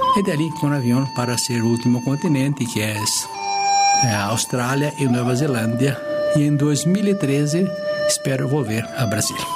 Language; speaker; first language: Spanish; non-native, fluent; Portuguese